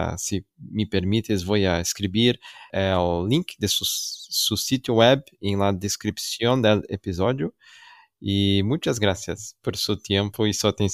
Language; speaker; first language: Spanish; non-native, learner; Portuguese